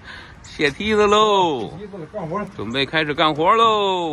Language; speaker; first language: Chinese; native; Chinese